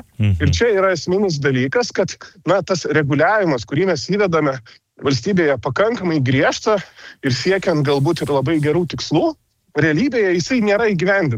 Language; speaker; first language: Lithuanian; native; Lithuanian